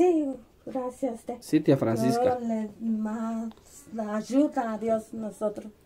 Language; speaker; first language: Spanish; non-native, local second language; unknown